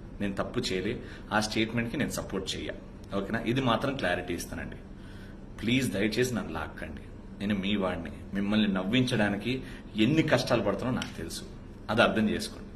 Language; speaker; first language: Telugu; native; Telugu